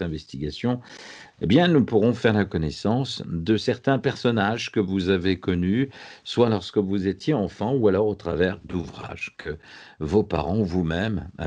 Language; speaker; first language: French; native; French